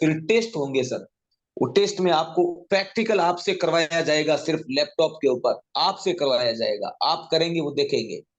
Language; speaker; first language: Hindi; native; Hindi